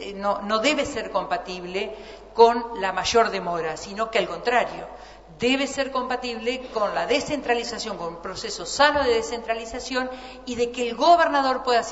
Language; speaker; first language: Spanish; native; Spanish